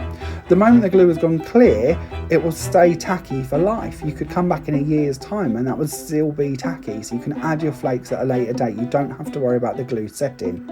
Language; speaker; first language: English; native; English